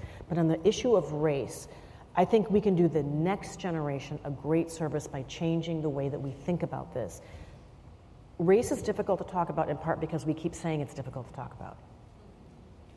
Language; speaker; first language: English; native; English